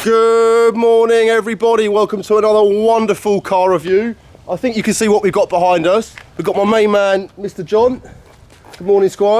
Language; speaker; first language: English; native; English